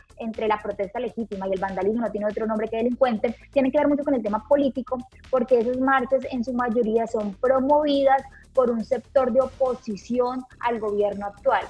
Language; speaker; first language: Spanish; native; Spanish